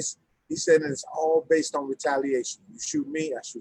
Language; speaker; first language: English; native; English